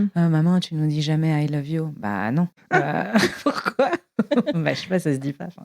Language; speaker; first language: French; native; French